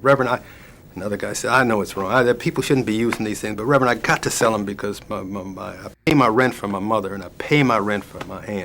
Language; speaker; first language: English; native; English